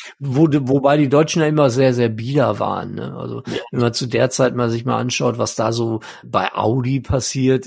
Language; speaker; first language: German; native; German